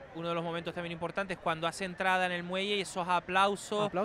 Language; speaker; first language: Spanish; native; Spanish